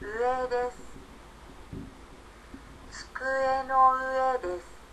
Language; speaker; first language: Japanese; non-native, learner; Indonesian